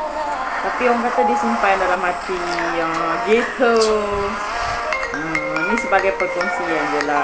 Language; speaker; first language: Malay; native; Malay